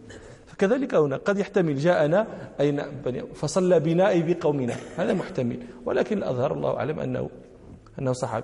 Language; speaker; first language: Arabic; native; Arabic